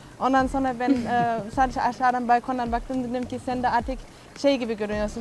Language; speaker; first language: Turkish; non-native, fluent; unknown